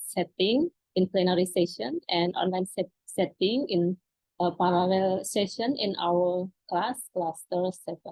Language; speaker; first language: English; non-native, fluent; Indonesian